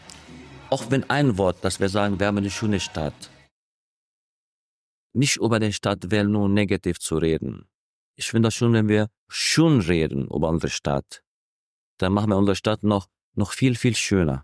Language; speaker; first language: German; non-native, fluent; Arabic